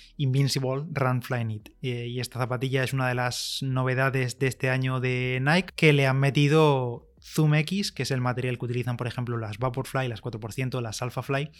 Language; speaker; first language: Spanish; native; Spanish